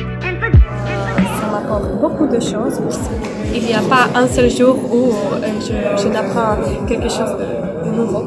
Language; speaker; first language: French; non-native, fluent; Spanish